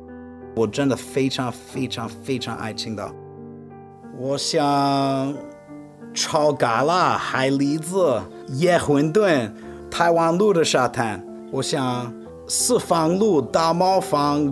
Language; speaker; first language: Chinese; non-native, fluent; English